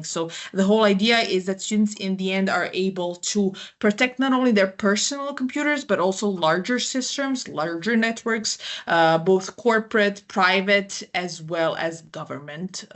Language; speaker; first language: English; non-native, fluent; Croatian